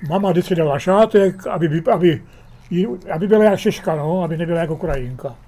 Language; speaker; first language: Czech; early bilingual, heritage; Czech